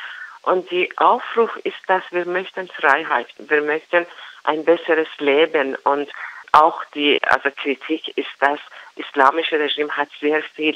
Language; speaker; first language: German; non-native, learner; Persian